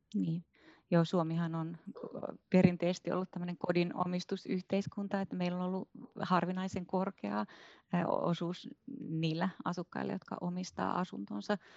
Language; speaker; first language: Finnish; native; Finnish